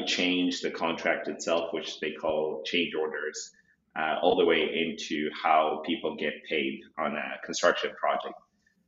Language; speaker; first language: English; non-native, local second language; Shona